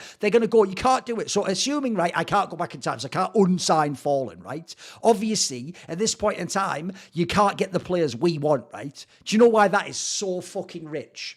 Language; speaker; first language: English; native; English